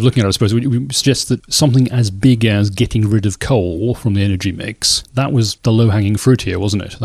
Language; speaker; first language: English; native; English